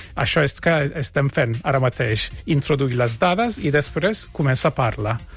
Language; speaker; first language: Catalan; non-native, fluent; Turkish